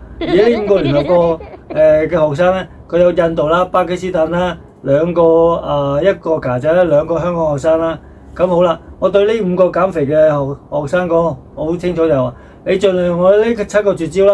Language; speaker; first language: Cantonese; native; Cantonese